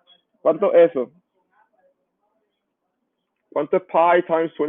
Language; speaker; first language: Spanish; native; Spanish